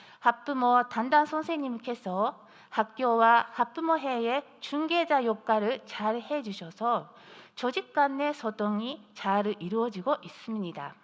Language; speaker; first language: Korean; non-native, fluent; Japanese